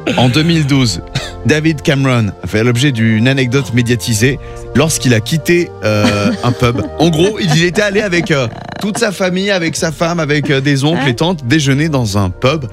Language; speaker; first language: French; native; French